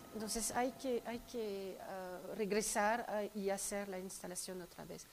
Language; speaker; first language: Spanish; non-native, fluent; French